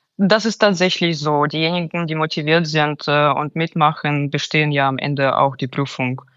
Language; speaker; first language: German; non-native, fluent; Russian